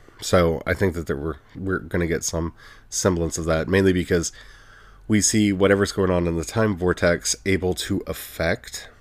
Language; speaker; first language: English; native; English